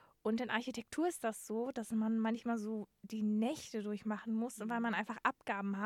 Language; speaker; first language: German; native; German